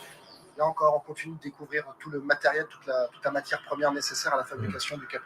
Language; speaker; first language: French; native; French